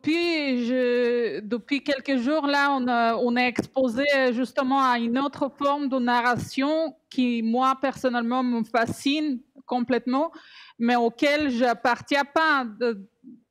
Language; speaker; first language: French; non-native, fluent; Bulgarian